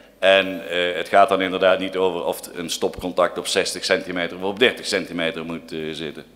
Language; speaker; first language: Dutch; native; Dutch